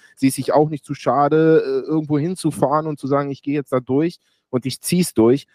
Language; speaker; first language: German; native; German